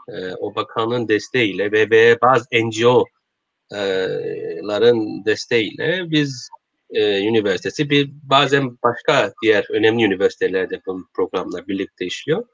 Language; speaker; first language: Turkish; non-native, learner; Korean